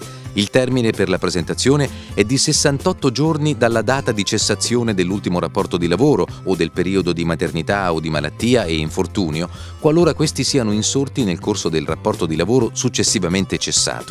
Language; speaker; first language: Italian; native; Italian